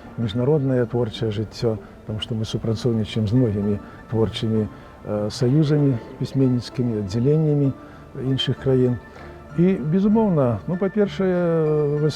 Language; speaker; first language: Belarusian; native; Belarusian